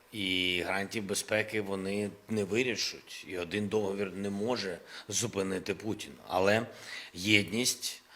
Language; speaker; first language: Ukrainian; non-native, local second language; Russian